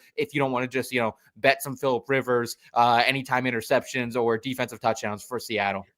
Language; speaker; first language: English; native; English